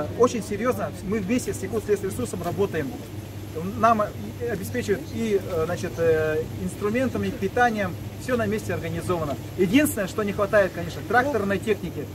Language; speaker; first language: Russian; non-native, local second language; Yakut